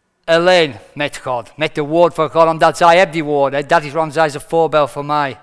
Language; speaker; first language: Dutch; non-native, fluent; English